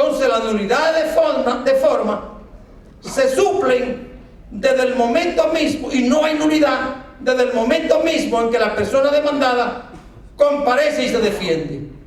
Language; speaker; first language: Spanish; native; Spanish